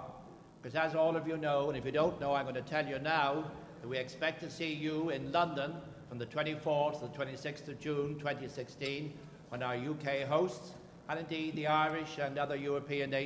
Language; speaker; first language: English; native; English